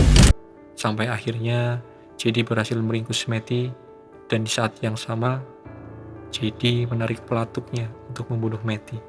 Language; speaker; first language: Indonesian; native; Indonesian